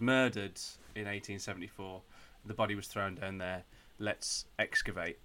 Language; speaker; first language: English; native; English